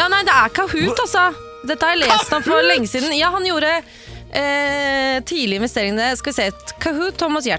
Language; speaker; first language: Norwegian; native; Norwegian